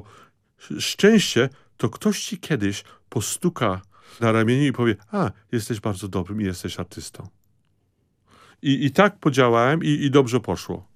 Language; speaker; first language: Polish; early bilingual, heritage; Polish